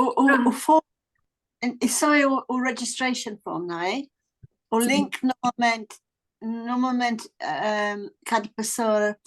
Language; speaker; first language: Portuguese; non-native, learner; English